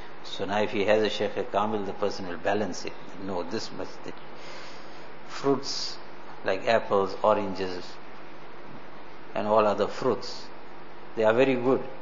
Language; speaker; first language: English; native; English